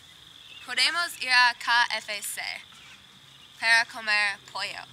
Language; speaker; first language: Spanish; non-native, learner; English